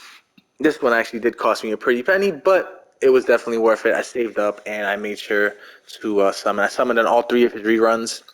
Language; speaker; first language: English; native; English